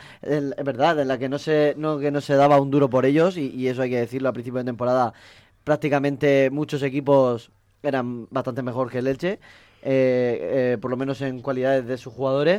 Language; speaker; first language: Spanish; native; Spanish